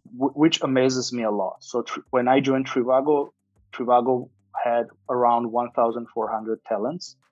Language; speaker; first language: English; non-native, fluent; Armenian